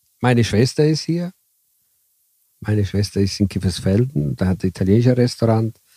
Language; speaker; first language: German; early bilingual, heritage; Italian